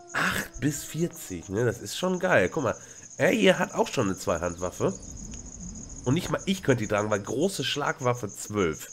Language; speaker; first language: German; native; German